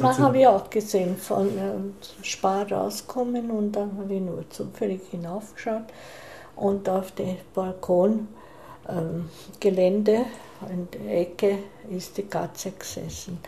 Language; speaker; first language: German; non-native, fluent; Hungarian